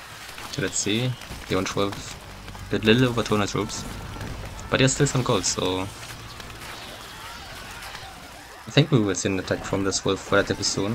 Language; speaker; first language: English; non-native, fluent; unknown